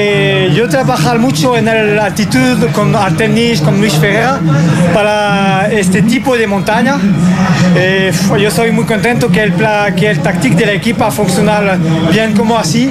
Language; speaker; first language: Spanish; non-native, learner; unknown